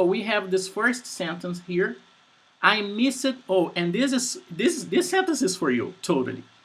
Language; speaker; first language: English; non-native, fluent; Portuguese